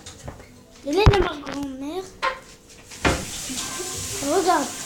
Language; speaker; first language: French; non-native, learner; Arabic